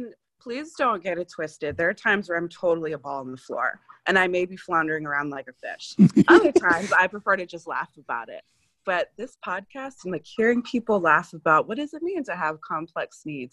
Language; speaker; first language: English; native; English